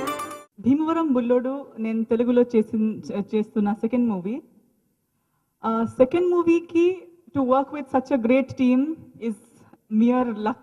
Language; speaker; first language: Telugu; non-native, learner; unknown